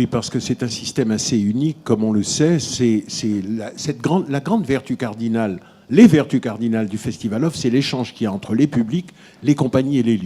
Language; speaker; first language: French; native; French